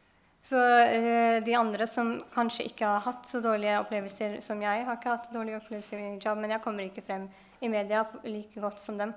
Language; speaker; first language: Norwegian; early bilingual, other home language; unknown